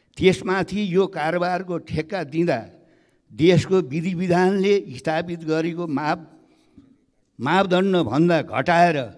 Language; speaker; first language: Nepali; native; Nepali